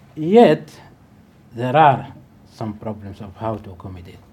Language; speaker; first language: English; non-native, fluent; Arabic